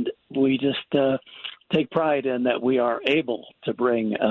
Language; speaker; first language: English; native; English